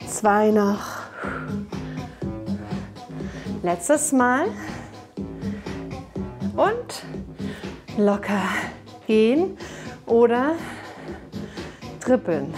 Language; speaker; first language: German; native; German